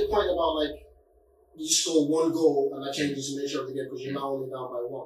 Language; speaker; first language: English; non-native, local second language; Yoruba